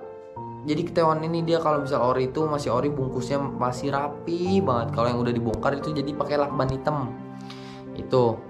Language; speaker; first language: Indonesian; native; Indonesian